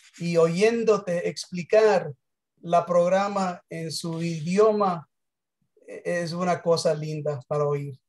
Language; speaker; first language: Spanish; early bilingual, heritage; English